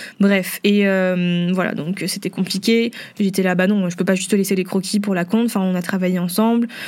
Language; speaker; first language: French; early bilingual, other home language; Vietnamese